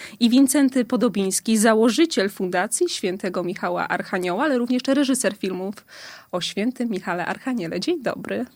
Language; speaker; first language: Polish; native; Polish